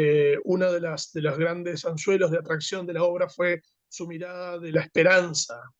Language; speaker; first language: Spanish; native; Spanish